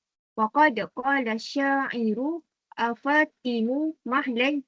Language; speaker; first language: Arabic; non-native, learner; Malay